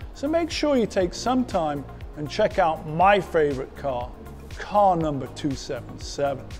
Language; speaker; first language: English; native; English